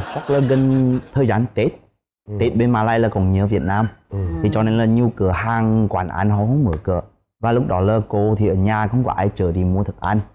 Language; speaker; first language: Vietnamese; non-native, fluent; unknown